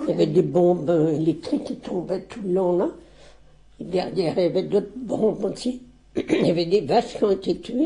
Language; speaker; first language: French; non-native, local second language; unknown